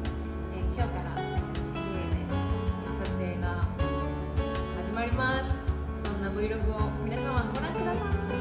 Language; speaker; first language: Japanese; native; Japanese